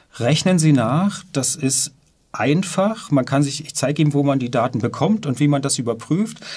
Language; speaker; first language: German; native; German